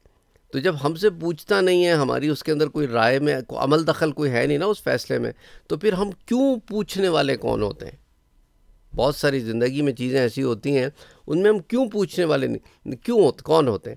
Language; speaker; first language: Urdu; native; Urdu